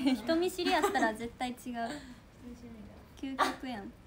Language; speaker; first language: Japanese; native; Japanese